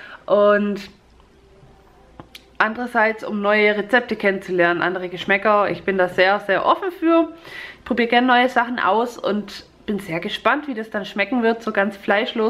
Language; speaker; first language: German; native; German